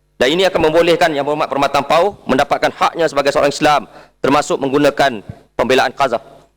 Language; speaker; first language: Malay; native; Malay